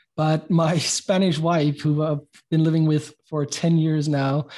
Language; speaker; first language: English; non-native, fluent; Danish